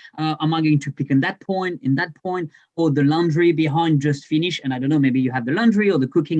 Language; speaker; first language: English; non-native, fluent; French